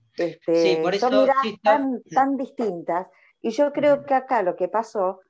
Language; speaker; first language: Spanish; native; Spanish